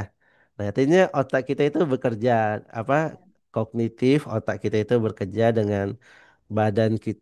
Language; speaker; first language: Indonesian; non-native, fluent; Banjar